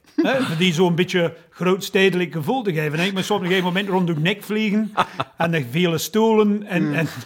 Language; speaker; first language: Dutch; non-native, fluent; English